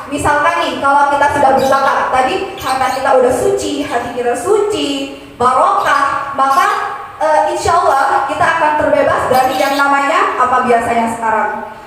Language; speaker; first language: Indonesian; non-native, local second language; Madurese